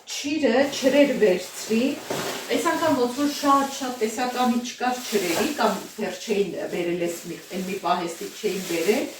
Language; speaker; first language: Armenian; native; Armenian